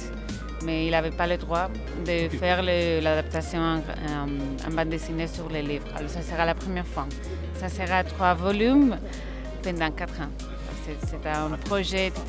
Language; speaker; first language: French; non-native, learner; Spanish